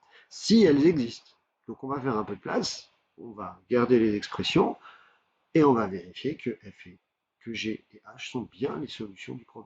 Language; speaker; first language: French; native; French